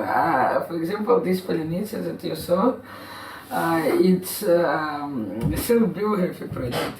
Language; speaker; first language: English; non-native, learner; Ukrainian